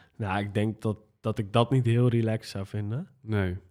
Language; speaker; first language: Dutch; native; Dutch